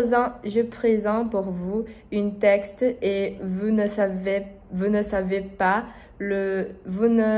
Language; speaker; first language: French; non-native, learner; Portuguese